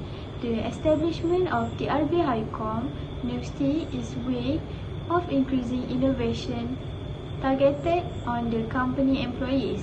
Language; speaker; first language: English; non-native, fluent; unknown